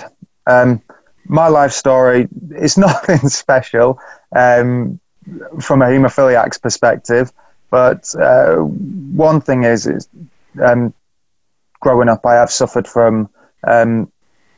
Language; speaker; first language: English; native; English